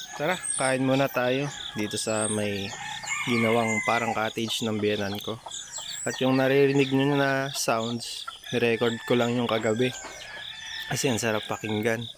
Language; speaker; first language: Filipino; native; Filipino